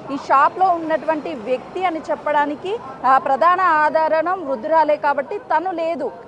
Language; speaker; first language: Telugu; native; Telugu